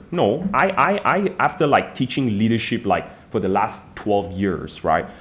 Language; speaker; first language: English; non-native, fluent; Persian